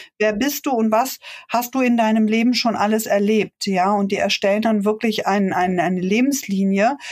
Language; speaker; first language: German; native; German